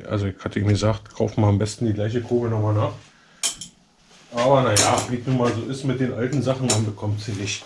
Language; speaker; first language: German; native; German